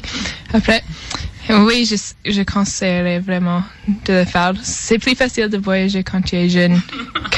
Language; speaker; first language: French; non-native, fluent; English